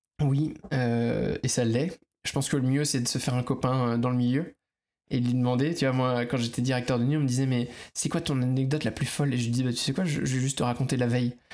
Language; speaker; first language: French; native; French